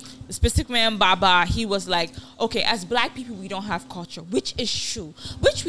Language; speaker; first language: English; non-native, local second language; Yoruba